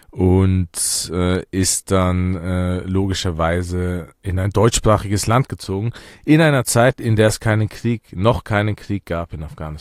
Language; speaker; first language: German; early bilingual, other home language; Persian